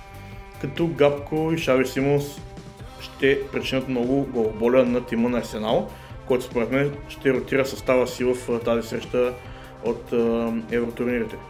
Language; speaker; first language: Bulgarian; native; Bulgarian